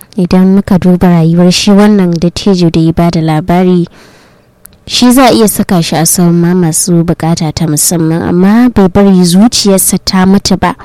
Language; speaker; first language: Hausa; native; Hausa